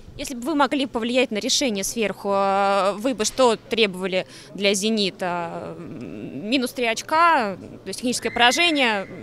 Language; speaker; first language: Russian; native; Russian